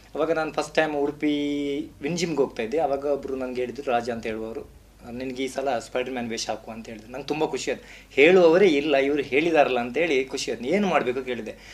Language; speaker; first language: Kannada; non-native, local second language; Tulu